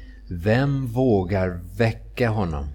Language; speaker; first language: Swedish; non-native, fluent; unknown